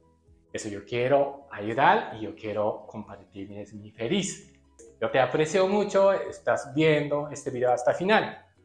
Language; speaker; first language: Spanish; non-native, learner; Japanese